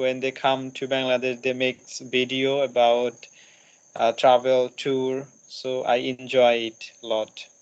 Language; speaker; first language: English; non-native, learner; Bangla